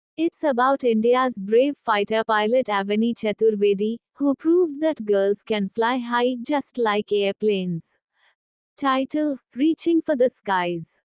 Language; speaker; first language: English; non-native, local second language; Hindi